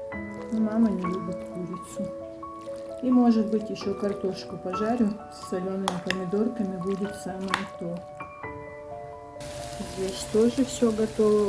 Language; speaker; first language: Russian; non-native, local second language; Chechen